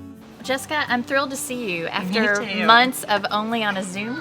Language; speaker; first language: English; native; English